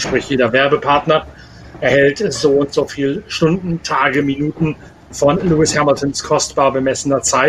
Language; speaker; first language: German; native; German